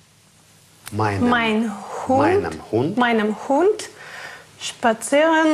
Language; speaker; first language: German; non-native, learner; Russian